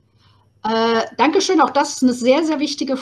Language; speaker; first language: German; non-native, fluent; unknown